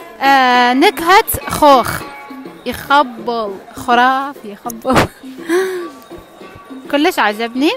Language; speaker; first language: Arabic; non-native, fluent; Persian